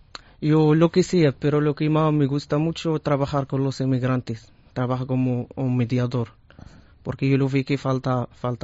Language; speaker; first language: Spanish; non-native, learner; Arabic